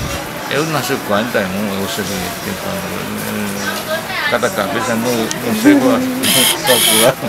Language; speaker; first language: Portuguese; non-native, learner; Chinese